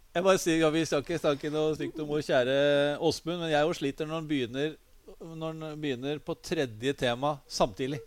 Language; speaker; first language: Norwegian; native; Norwegian